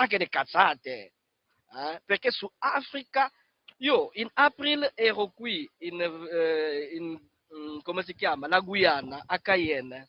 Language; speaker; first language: Italian; non-native, fluent; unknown